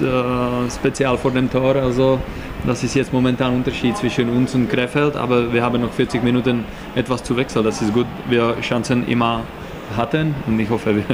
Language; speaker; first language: German; non-native, learner; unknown